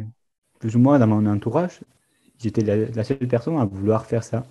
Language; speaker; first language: French; non-native, fluent; Spanish